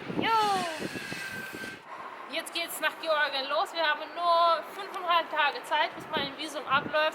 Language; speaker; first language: German; non-native, fluent; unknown